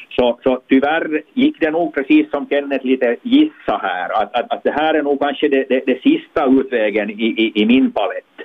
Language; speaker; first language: Swedish; native; Swedish